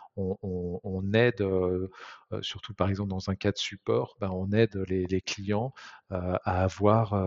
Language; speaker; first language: French; native; French